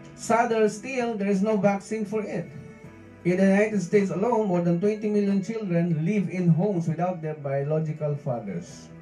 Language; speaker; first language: English; non-native, local second language; Filipino